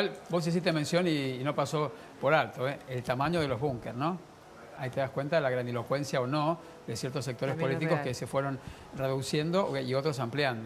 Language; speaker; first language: Spanish; native; Spanish